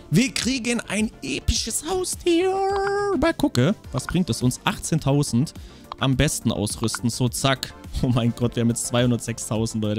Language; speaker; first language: German; native; German